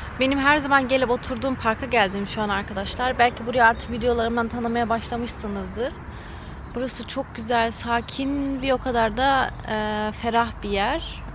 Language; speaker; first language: Turkish; early bilingual, heritage; Turkish